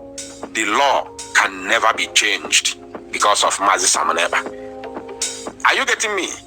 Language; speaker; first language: English; non-native, local second language; Igbo